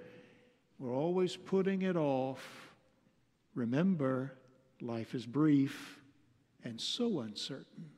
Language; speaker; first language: English; native; English